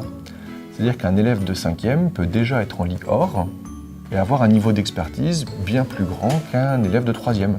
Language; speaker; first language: French; native; French